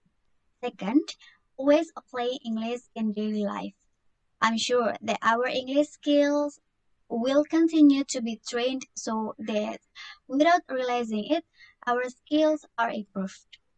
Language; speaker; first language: English; non-native, learner; Indonesian